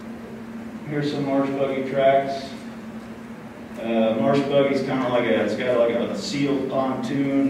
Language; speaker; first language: English; native; English